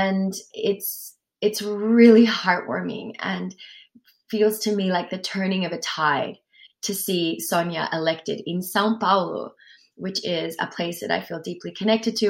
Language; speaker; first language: English; native; English